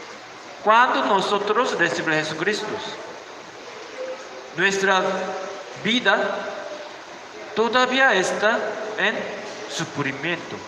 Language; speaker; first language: Spanish; non-native, learner; Korean